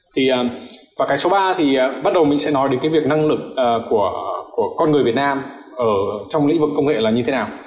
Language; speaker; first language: Vietnamese; early bilingual, heritage; Vietnamese